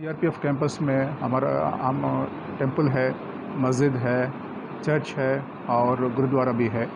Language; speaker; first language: Hindi; non-native, local second language; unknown